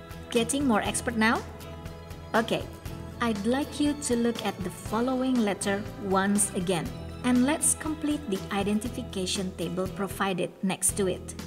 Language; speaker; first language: English; non-native, fluent; Indonesian